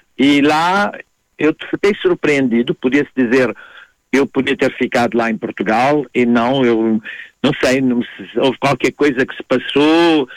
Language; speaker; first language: Portuguese; native; Portuguese